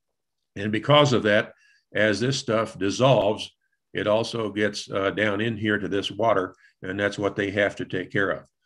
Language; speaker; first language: English; native; English